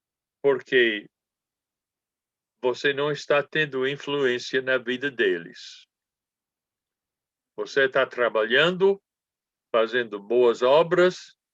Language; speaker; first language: Portuguese; non-native, fluent; English